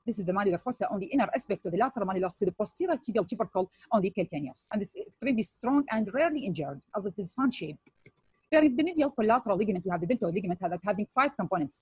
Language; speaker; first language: English; non-native, fluent; Arabic